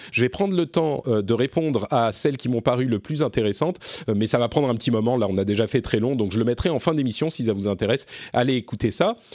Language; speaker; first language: French; native; French